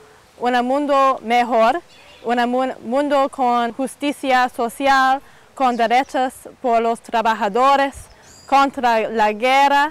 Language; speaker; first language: Spanish; non-native, learner; English